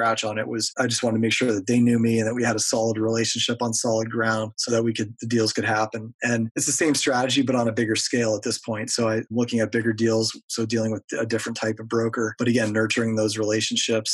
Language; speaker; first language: English; native; English